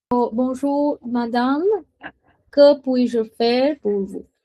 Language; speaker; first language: French; non-native, fluent; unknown